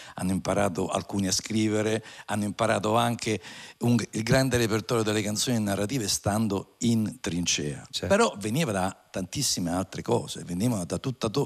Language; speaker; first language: Italian; native; Italian